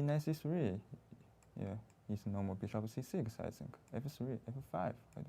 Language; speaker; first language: English; non-native, learner; Chinese